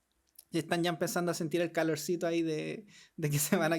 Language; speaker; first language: Spanish; native; Spanish